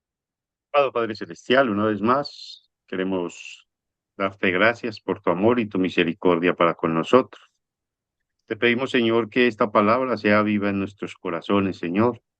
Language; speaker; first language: Spanish; native; Spanish